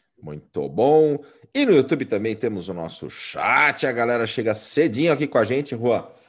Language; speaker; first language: Portuguese; native; Portuguese